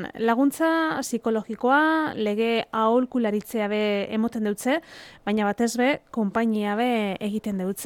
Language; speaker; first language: Basque; native; Basque